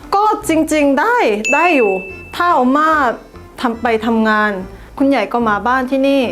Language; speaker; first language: Thai; non-native, fluent; Korean